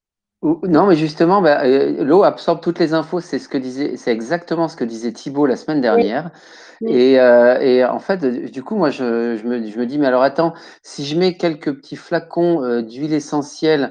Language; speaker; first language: French; native; French